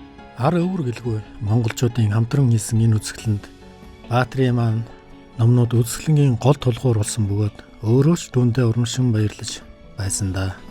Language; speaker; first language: Mongolian; native; Mongolian